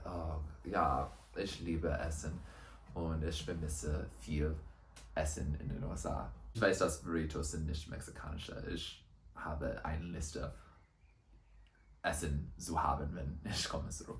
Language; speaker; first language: German; non-native, learner; English